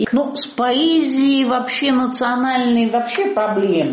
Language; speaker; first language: Russian; native; Russian